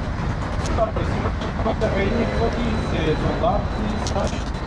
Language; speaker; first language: Portuguese; native; Portuguese